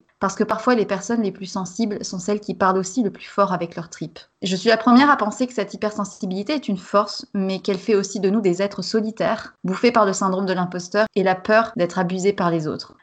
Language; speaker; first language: French; native; French